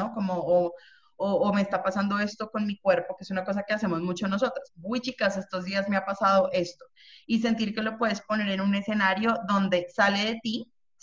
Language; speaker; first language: Spanish; native; Spanish